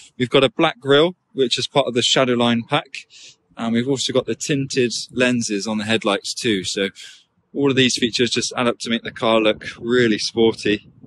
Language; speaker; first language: English; native; English